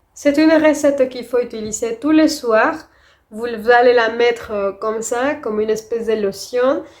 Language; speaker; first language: French; non-native, fluent; Spanish